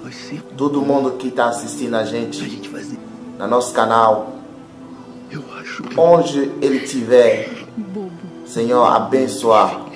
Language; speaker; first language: Portuguese; non-native, learner; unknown